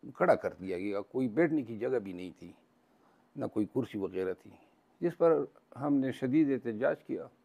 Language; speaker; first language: Urdu; non-native, local second language; Pashto